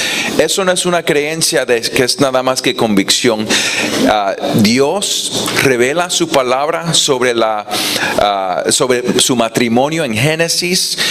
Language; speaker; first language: Spanish; non-native, fluent; English